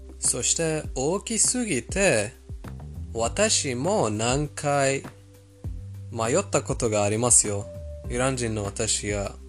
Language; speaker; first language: Japanese; non-native, fluent; Persian